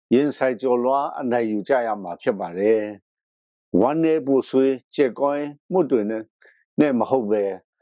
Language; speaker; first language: Burmese; non-native, local second language; Kachin